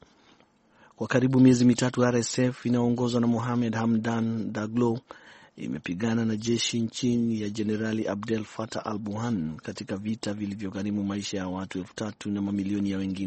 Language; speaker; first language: Swahili; non-native, local second language; Kikuyu